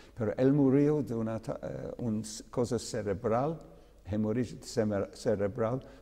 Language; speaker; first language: Spanish; non-native, learner; English